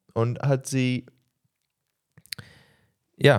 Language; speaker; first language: German; non-native, learner; English